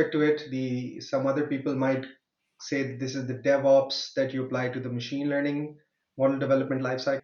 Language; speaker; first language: English; non-native, local second language; Urdu